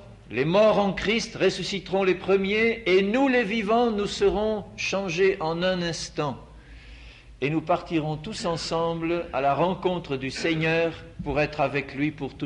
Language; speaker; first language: French; native; French